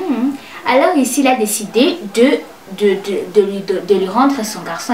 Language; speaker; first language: French; non-native, local second language; Kinyarwanda